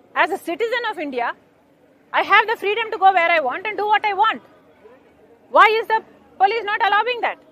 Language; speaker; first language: English; non-native, local second language; Telugu